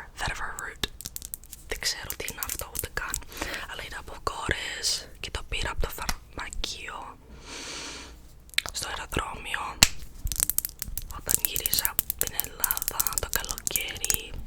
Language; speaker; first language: Greek; early bilingual, heritage; English